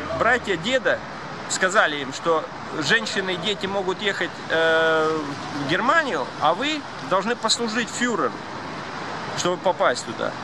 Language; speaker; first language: Russian; non-native, local second language; Latvian